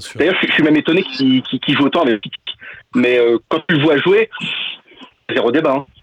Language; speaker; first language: French; native; French